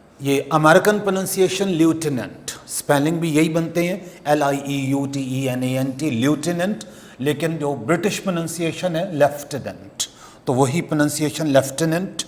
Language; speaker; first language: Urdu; non-native, local second language; Punjabi